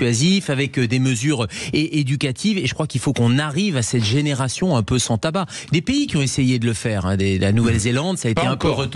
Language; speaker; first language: French; native; French